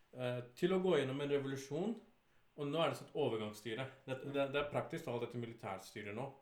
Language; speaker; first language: Norwegian; early bilingual, other home language; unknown